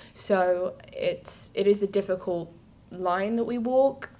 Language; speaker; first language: English; native; English